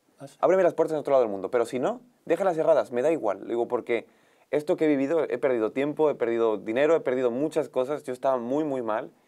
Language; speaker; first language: Spanish; native; Spanish